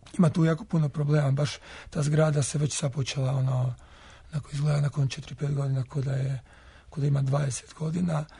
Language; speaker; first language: Croatian; native; Croatian